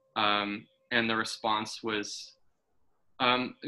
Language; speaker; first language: English; native; English